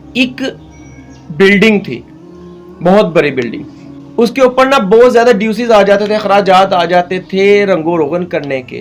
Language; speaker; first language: Urdu; non-native, local second language; Punjabi